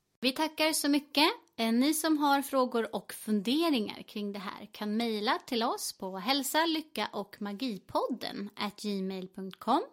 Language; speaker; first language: Swedish; native; Swedish